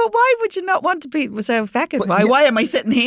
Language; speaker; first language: English; native; English